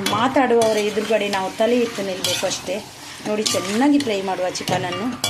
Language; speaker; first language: Kannada; non-native, local second language; Tulu